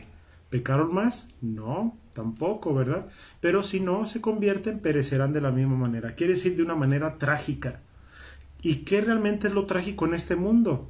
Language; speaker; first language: Spanish; native; Spanish